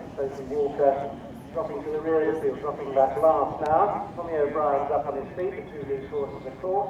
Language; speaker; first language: English; native; English